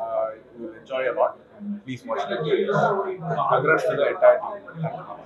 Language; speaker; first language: Tamil; native; Tamil